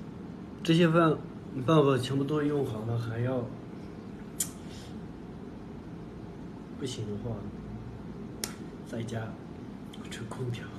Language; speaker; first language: Chinese; non-native, local second language; Tibetan